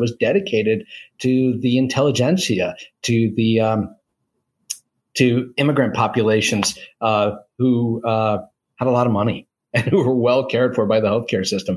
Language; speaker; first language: English; native; English